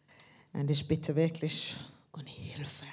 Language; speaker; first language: German; non-native, learner; English